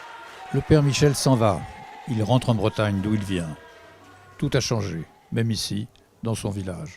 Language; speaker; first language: French; native; French